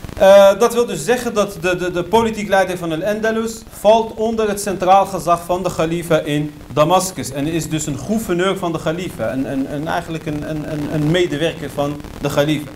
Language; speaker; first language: Dutch; early bilingual, other home language; Riffian